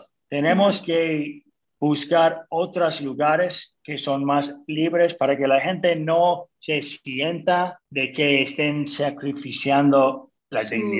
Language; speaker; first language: Spanish; early bilingual, other home language; English